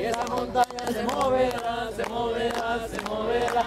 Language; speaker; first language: Spanish; native; Spanish